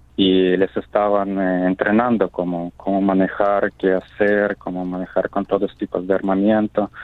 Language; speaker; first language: Spanish; non-native, fluent; Ukrainian